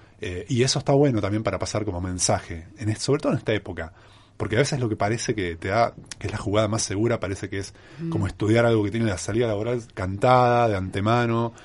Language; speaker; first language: Spanish; native; Spanish